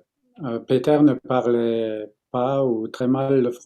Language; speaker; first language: French; non-native, fluent; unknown